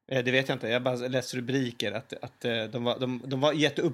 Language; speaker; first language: Swedish; native; Swedish